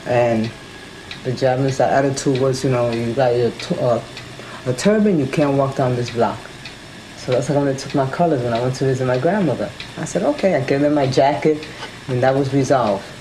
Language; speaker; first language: English; early bilingual, other home language; Spanish